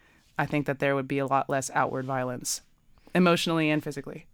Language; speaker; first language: English; native; English